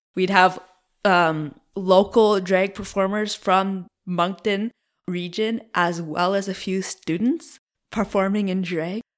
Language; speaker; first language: English; native; English